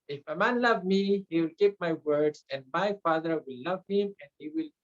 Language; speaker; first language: English; non-native, local second language; Filipino